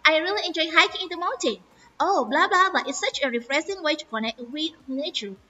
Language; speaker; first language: English; non-native, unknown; Indonesian